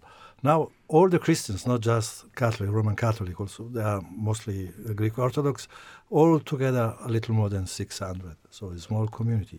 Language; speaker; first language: English; non-native, fluent; Italian